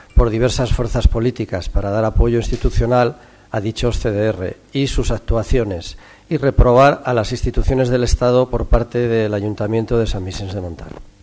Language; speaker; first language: Spanish; non-native, local second language; Catalan